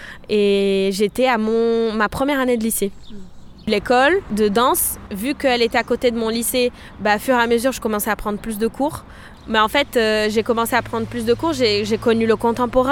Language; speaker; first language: French; non-native, fluent; Portuguese